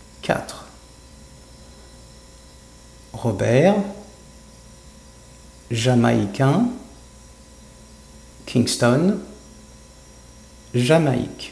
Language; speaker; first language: French; non-native, fluent; English